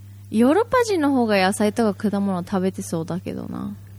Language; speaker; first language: Japanese; native; Japanese